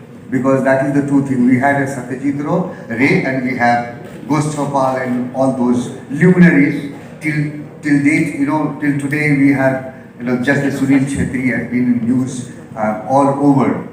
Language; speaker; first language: English; non-native, local second language; Hindi